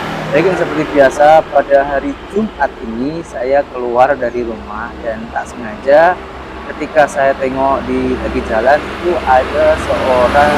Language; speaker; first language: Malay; non-native, local second language; Javanese